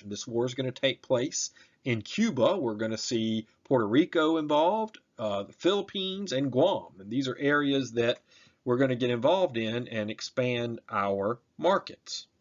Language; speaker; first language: English; native; English